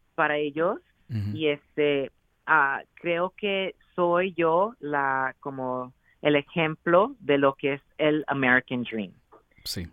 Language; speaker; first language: Spanish; early bilingual, heritage; Spanish